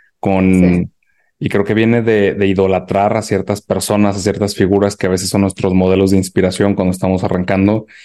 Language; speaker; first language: Spanish; native; Spanish